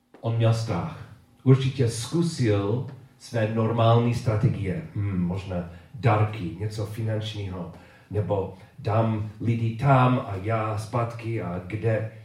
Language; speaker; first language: Czech; non-native, learner; English